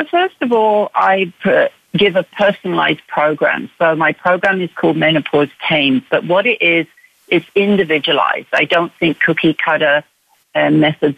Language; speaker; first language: English; native; English